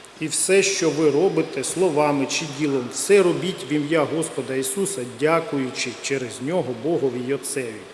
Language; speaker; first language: Ukrainian; non-native, local second language; Russian